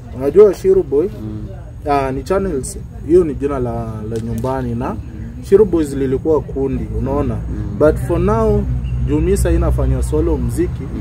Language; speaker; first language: Swahili; non-native, local second language; Luyia